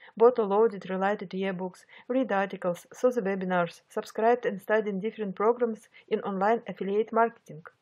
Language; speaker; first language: English; non-native, fluent; Russian